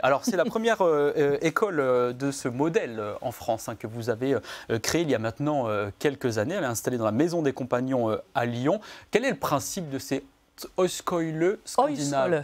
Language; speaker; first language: French; native; French